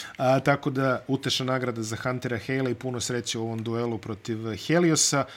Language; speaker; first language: Bosnian; native; Bosnian